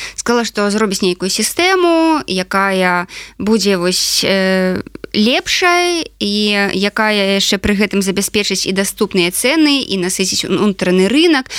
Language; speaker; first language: Belarusian; native; Belarusian